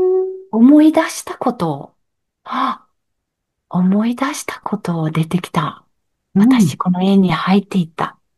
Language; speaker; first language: Japanese; non-native, learner; French